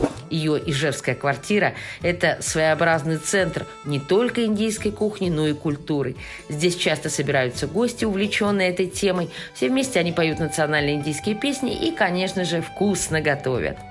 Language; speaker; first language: Russian; native; Russian